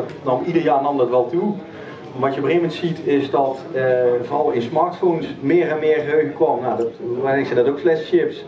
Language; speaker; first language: Dutch; native; Dutch